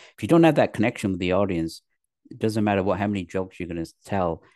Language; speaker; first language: English; native; English